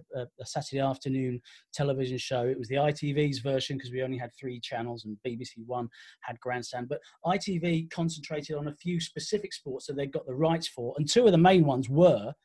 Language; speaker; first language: English; native; English